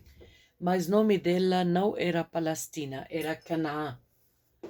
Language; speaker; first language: Portuguese; non-native, fluent; Arabic